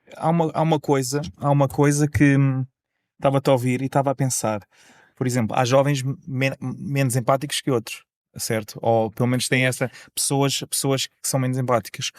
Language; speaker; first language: Portuguese; native; Portuguese